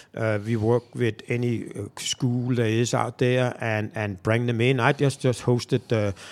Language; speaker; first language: English; non-native, fluent; Danish